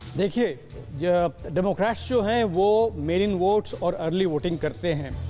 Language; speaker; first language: Hindi; native; Hindi